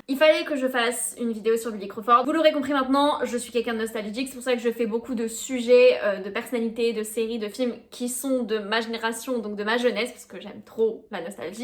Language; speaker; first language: French; native; French